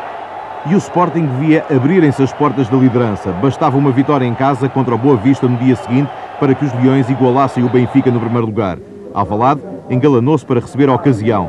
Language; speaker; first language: Portuguese; native; Portuguese